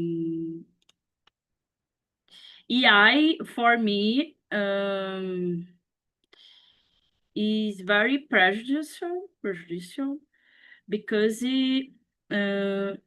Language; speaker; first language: English; non-native, learner; Portuguese